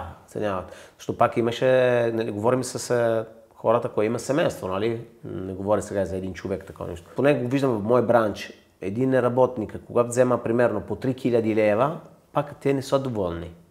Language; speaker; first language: Bulgarian; non-native, fluent; Italian